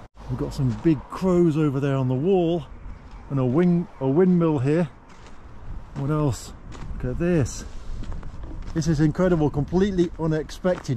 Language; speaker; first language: English; native; English